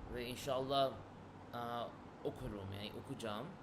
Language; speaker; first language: Turkish; non-native, learner; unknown